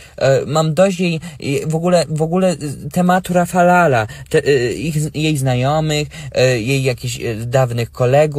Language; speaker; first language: Polish; native; Polish